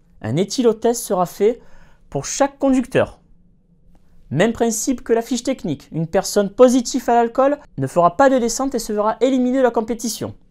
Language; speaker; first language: French; native; French